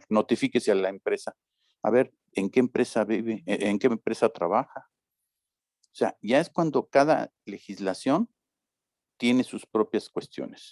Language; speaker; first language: Spanish; native; Spanish